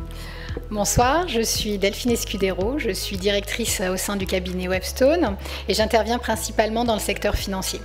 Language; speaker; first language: French; native; French